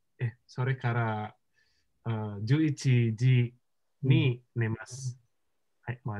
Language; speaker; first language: Japanese; non-native, learner; Indonesian